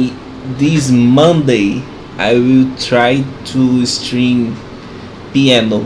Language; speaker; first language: English; non-native, fluent; Portuguese